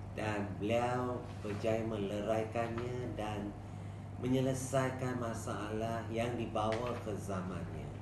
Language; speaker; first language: Malay; non-native, local second language; Chinese